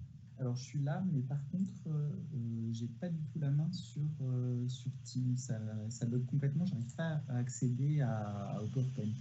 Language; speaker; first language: French; native; French